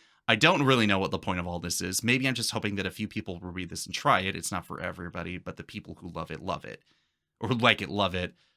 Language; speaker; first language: English; native; English